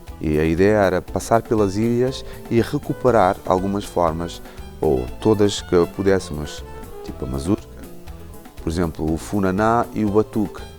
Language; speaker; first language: Portuguese; non-native, local second language; Kabuverdianu